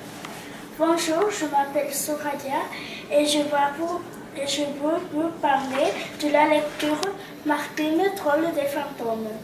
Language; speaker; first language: French; non-native, learner; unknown